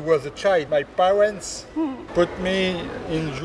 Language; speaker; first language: English; non-native, learner; French